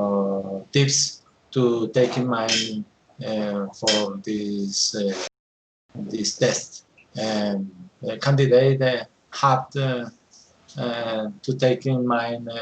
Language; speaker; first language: English; non-native, learner; Spanish